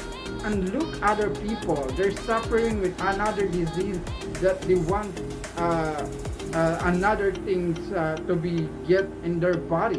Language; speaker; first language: English; non-native, local second language; Filipino